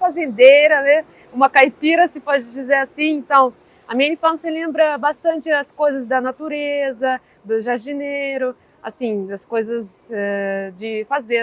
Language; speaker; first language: Portuguese; non-native, fluent; Russian